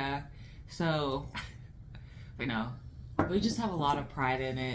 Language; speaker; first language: English; native; English